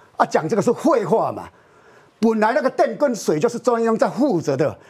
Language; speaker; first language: Chinese; native; Chinese